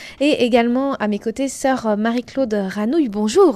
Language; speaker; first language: French; native; French